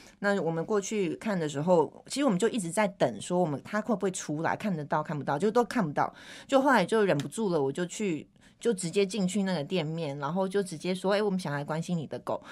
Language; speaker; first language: Chinese; early bilingual, heritage; Chinese